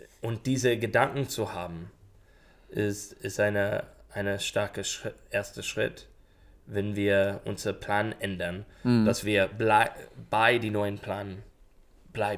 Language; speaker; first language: German; non-native, learner; English